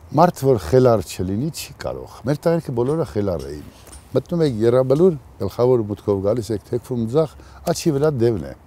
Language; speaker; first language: Armenian; native; Armenian